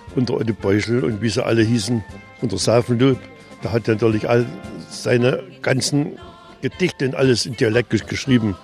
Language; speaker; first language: German; native; German